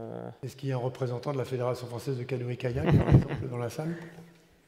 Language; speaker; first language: French; native; French